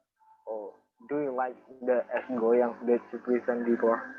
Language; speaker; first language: English; non-native, local second language; Indonesian